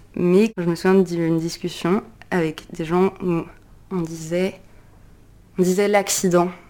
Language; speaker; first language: French; native; French